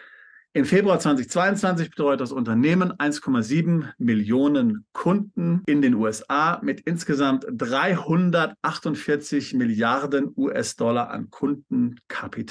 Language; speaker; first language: German; native; German